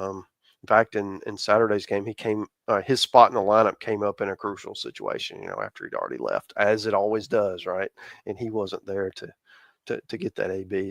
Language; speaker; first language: English; native; English